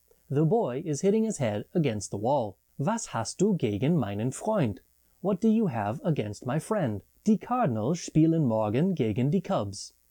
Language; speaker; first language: English; native; English